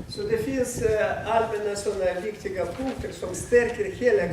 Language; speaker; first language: Swedish; non-native, fluent; Russian